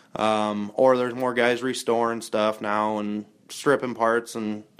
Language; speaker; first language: English; native; English